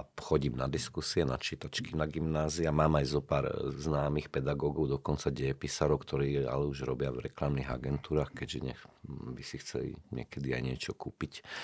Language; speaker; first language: Slovak; native; Slovak